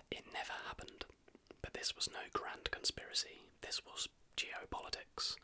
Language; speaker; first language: English; native; English